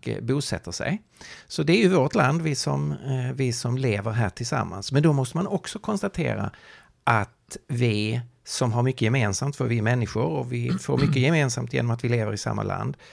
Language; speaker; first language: Swedish; native; Swedish